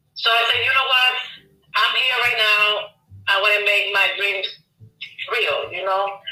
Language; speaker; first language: English; non-native, learner; Spanish